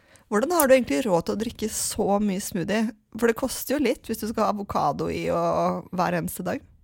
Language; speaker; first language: Norwegian; native; Norwegian